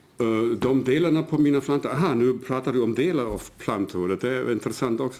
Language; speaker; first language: Swedish; non-native, fluent; German